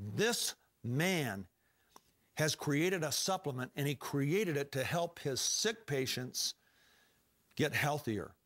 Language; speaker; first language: English; native; English